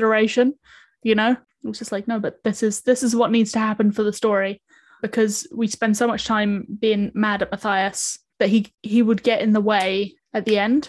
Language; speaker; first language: English; native; English